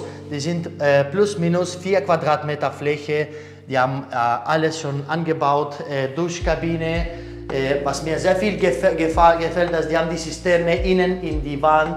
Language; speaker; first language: German; non-native, learner; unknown